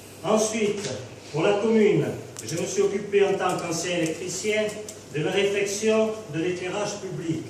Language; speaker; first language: French; native; French